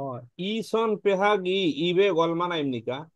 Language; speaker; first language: Korean; non-native, fluent; Bangla